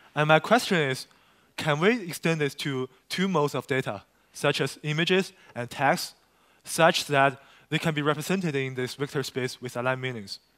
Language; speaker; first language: English; non-native, fluent; Chinese